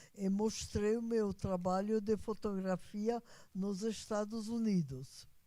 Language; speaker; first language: Portuguese; non-native, fluent; Hungarian